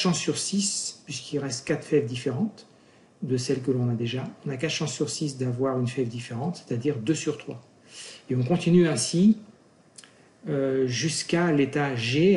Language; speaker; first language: French; native; French